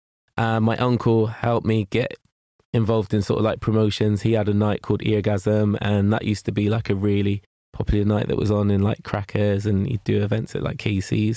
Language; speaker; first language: English; native; English